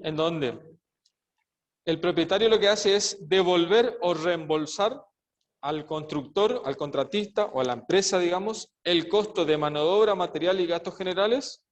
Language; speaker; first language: Spanish; native; Spanish